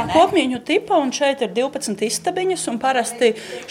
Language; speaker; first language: Latvian; early bilingual, heritage; Latvian